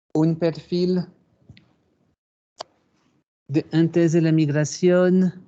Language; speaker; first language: Spanish; non-native, fluent; French